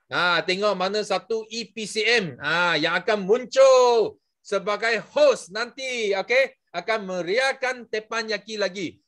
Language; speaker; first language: Malay; non-native, local second language; Chinese